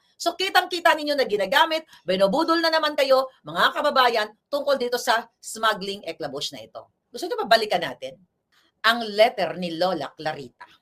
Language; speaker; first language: Filipino; non-native, local second language; Cebuano